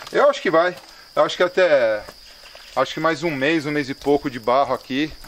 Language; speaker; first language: Portuguese; native; Portuguese